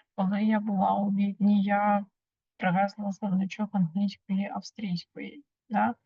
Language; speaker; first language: Ukrainian; native; Ukrainian